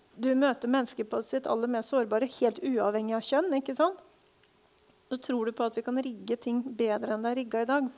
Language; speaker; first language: Norwegian; native; Norwegian